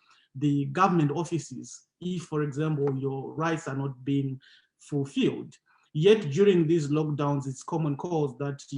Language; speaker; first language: English; non-native, local second language; Shona